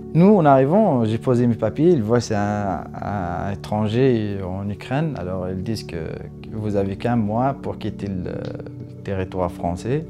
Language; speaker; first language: French; non-native, local second language; Arabic